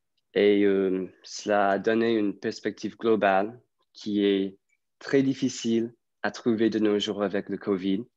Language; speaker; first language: French; non-native, fluent; English